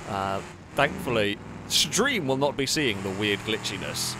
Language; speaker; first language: English; native; English